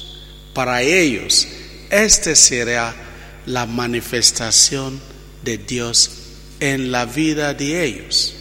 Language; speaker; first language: Spanish; non-native, fluent; Italian